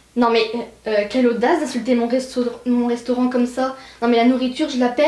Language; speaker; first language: French; native; French